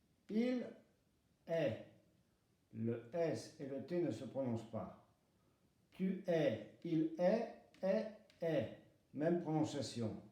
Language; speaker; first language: French; non-native, fluent; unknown